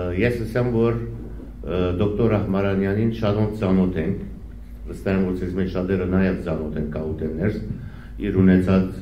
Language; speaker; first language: Armenian; early bilingual, heritage; Armenian